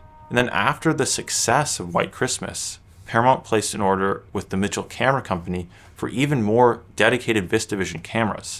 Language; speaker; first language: English; native; English